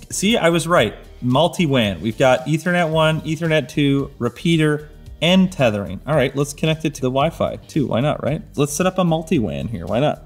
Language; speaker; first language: English; native; English